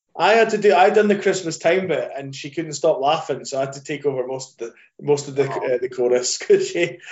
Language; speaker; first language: English; native; English